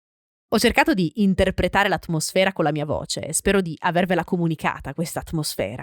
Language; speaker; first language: Italian; native; Italian